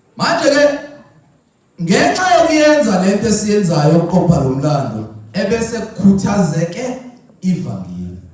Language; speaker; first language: Zulu; non-native, local second language; Xhosa